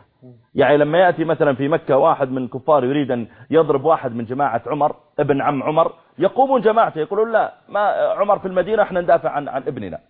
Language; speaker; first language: Arabic; native; Arabic